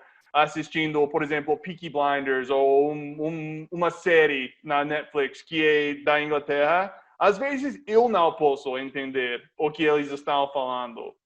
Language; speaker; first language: Portuguese; non-native, fluent; English